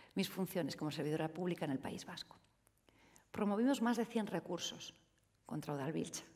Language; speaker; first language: Spanish; native; Spanish